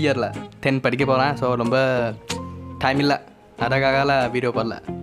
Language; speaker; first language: Tamil; non-native, learner; Thai